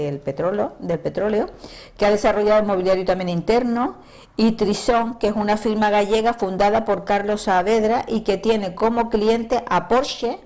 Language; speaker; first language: Spanish; native; Spanish